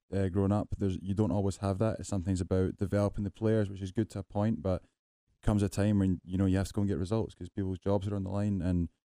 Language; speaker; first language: English; native; English